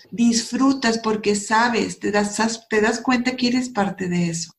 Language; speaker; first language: Spanish; native; Spanish